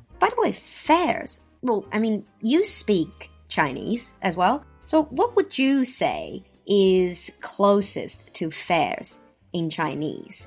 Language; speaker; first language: English; non-native, fluent; Chinese